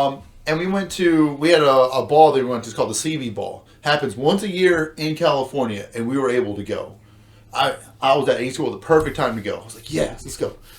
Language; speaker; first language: English; native; English